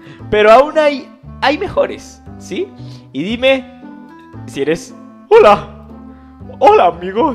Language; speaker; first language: Spanish; native; Spanish